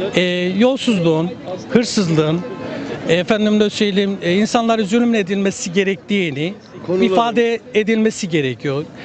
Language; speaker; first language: Turkish; native; Turkish